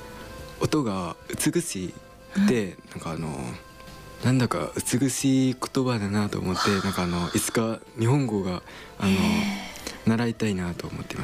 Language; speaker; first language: Japanese; non-native, learner; Khmer